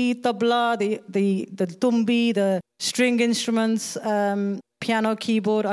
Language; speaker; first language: English; native; English